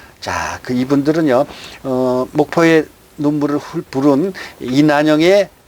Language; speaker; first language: Korean; native; Korean